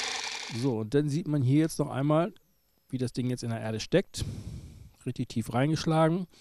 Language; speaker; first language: German; native; German